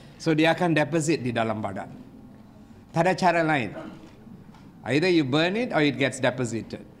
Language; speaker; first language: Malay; non-native, local second language; Tamil